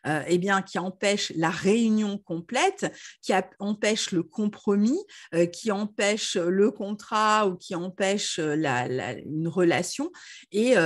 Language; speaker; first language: French; native; French